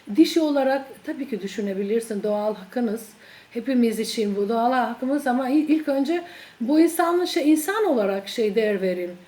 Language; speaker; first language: Turkish; non-native, fluent; Albanian